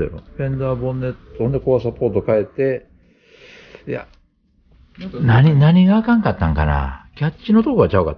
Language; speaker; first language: Japanese; native; Japanese